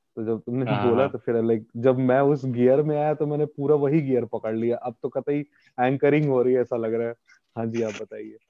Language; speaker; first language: Hindi; native; Hindi